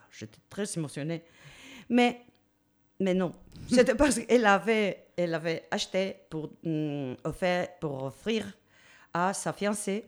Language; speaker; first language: French; non-native, learner; Spanish